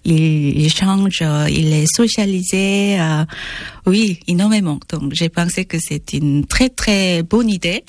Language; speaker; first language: French; non-native, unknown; Korean